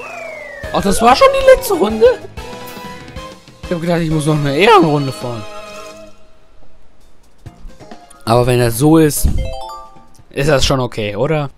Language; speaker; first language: German; native; German